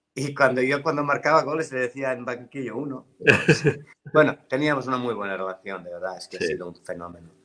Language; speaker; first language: Spanish; non-native, fluent; Serbian